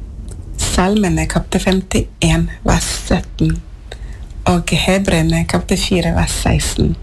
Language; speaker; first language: Norwegian; non-native, fluent; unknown